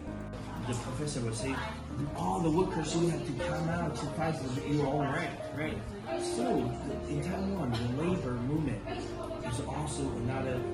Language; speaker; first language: English; non-native, fluent; Chinese